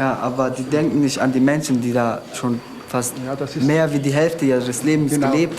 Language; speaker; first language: German; early bilingual, other home language; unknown